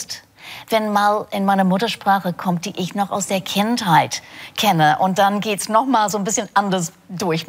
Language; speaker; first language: German; non-native, fluent; English